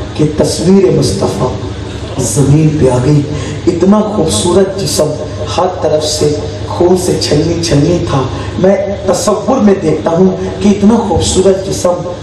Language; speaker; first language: Urdu; native; Urdu